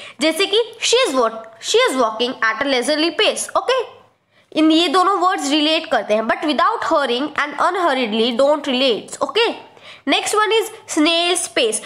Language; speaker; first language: Hindi; native; Hindi